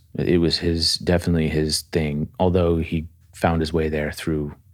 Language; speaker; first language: English; native; English